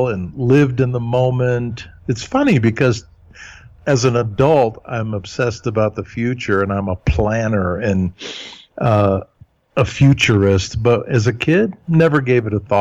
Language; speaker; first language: English; early bilingual, other home language; German